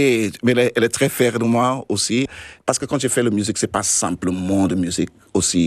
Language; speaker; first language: French; non-native, learner; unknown